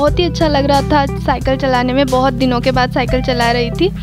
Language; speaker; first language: Hindi; native; Hindi